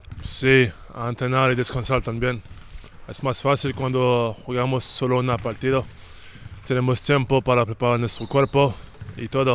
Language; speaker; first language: Spanish; non-native, learner; French